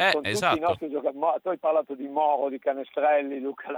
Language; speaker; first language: Italian; native; Italian